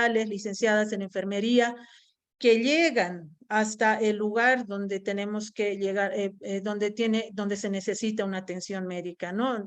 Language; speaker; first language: Spanish; native; Spanish